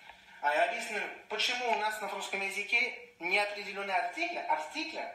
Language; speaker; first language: Russian; non-native, learner; French